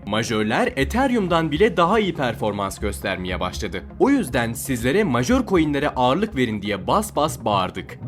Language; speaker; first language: Turkish; native; Turkish